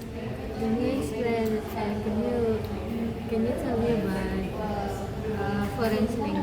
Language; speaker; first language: English; non-native, learner; Indonesian